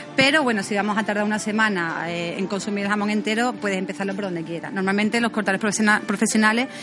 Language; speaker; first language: Spanish; native; Spanish